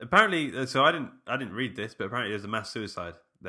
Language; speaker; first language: English; native; English